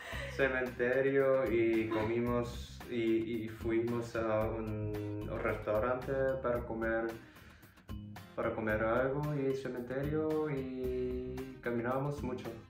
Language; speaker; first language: Spanish; non-native, learner; Korean